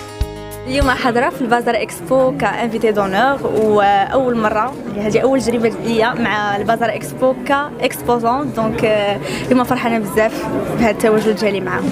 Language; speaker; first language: Arabic; native; Arabic